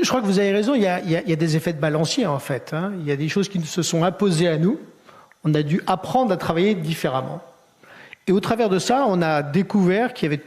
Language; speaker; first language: French; native; French